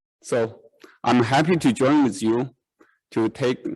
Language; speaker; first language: English; non-native, learner; Chinese